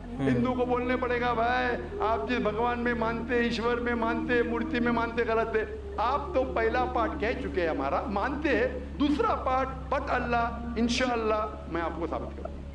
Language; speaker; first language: Hindi; non-native, local second language; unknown